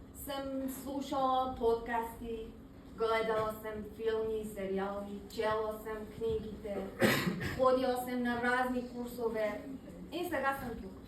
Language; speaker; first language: Bulgarian; non-native, learner; Persian